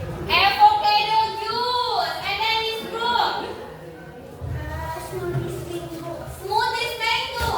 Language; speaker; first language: English; non-native, learner; Indonesian